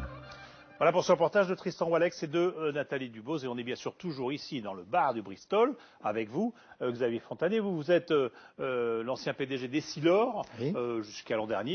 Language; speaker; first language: French; native; French